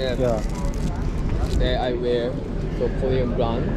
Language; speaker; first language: English; non-native, learner; Japanese